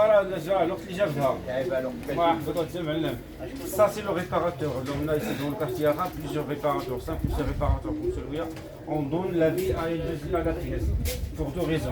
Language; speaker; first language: French; non-native, local second language; Arabic